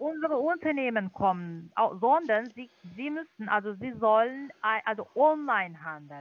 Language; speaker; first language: German; non-native, learner; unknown